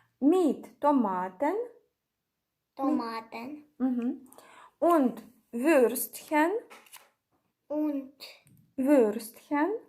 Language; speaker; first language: German; non-native, fluent; Ukrainian